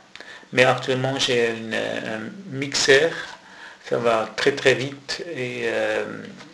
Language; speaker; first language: French; non-native, local second language; German